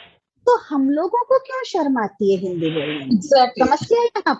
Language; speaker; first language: Hindi; native; Hindi